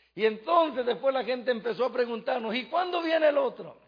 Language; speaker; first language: Spanish; native; Spanish